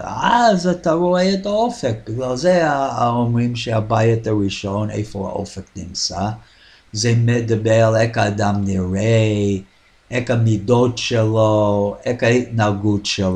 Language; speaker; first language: Hebrew; non-native, fluent; English